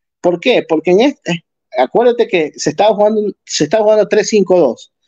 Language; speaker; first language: Spanish; native; Spanish